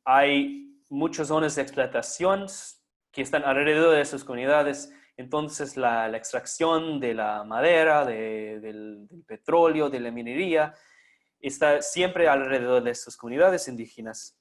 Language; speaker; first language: Spanish; non-native, fluent; English